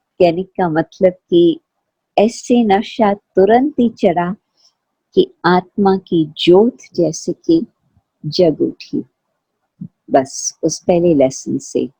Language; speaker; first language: Hindi; non-native, fluent; Sindhi